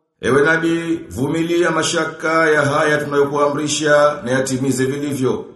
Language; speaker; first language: Swahili; native; Swahili